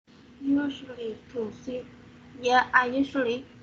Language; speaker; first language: English; non-native, learner; Vietnamese